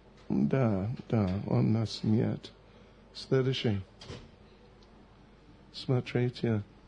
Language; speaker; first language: Russian; non-native, learner; English